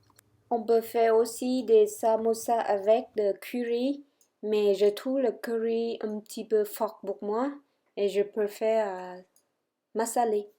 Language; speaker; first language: French; non-native, fluent; Vietnamese